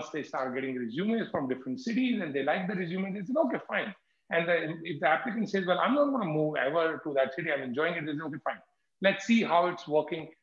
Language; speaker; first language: English; non-native, local second language; Hindi